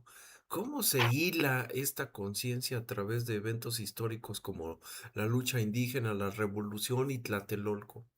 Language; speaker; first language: Spanish; native; Spanish